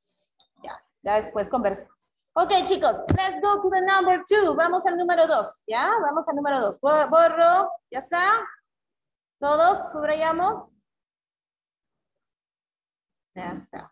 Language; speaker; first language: Spanish; native; Spanish